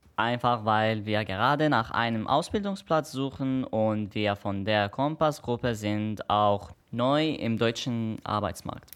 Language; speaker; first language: German; non-native, fluent; Arabic